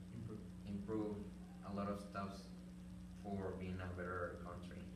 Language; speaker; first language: English; non-native, learner; Spanish